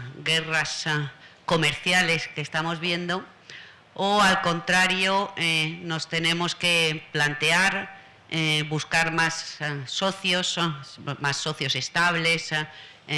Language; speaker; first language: Spanish; native; Spanish